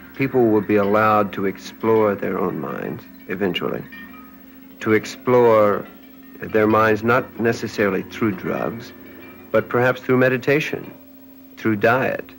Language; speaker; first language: English; native; English